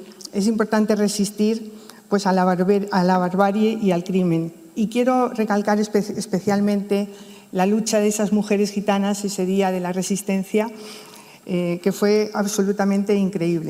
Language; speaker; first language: Spanish; native; Spanish